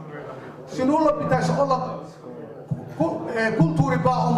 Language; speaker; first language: Finnish; non-native, fluent; Somali